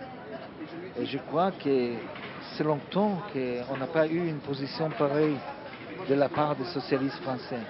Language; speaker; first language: French; non-native, fluent; Hebrew